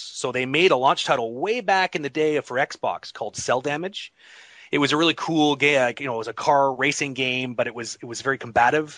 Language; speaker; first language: English; native; English